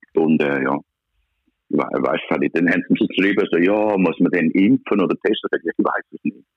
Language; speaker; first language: German; native; German